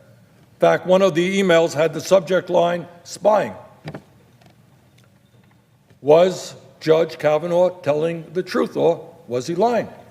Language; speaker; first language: English; native; English